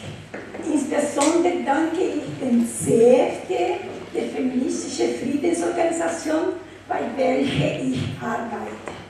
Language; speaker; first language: German; non-native, fluent; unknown